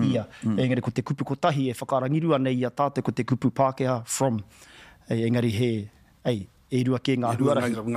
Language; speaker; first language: Māori; non-native, local second language; English